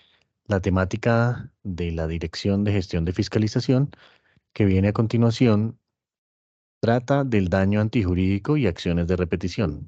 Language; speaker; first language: Spanish; native; Spanish